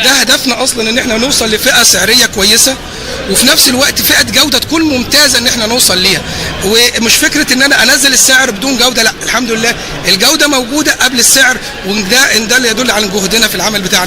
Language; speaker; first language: Arabic; native; Arabic